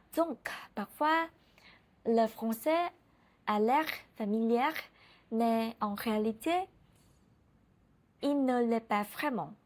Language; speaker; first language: French; non-native, learner; Vietnamese